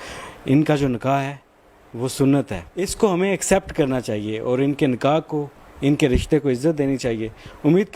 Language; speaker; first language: Urdu; native; Urdu